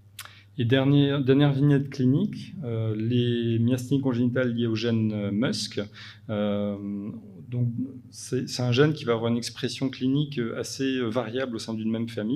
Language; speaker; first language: French; native; French